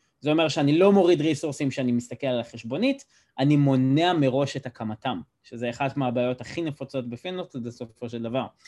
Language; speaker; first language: Hebrew; native; Hebrew